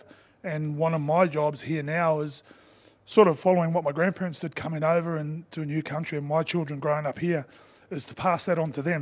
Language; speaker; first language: English; native; English